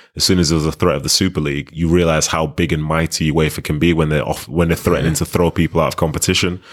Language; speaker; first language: English; native; English